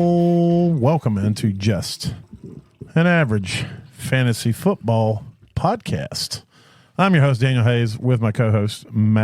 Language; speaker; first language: English; native; English